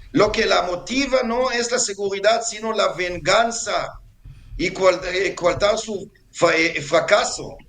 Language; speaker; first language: Spanish; non-native, fluent; Hebrew